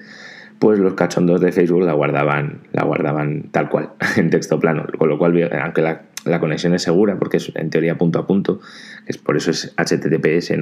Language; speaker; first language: Spanish; native; Spanish